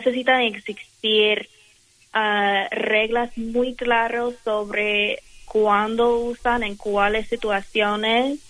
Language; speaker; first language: Spanish; non-native, learner; English